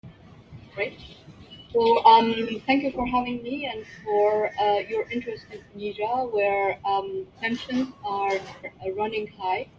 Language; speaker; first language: English; non-native, local second language; Arabic